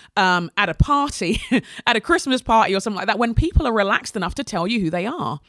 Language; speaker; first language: English; native; English